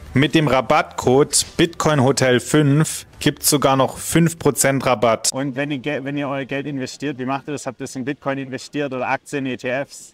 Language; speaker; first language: German; native; German